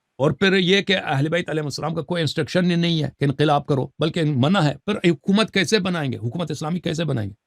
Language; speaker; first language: Urdu; early bilingual, heritage; Urdu